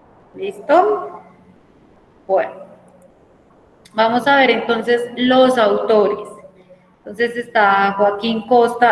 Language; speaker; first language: Spanish; native; Spanish